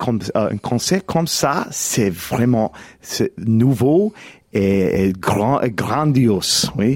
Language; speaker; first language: French; non-native, learner; English